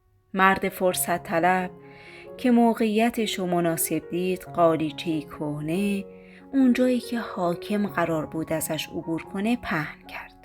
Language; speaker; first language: Persian; native; Persian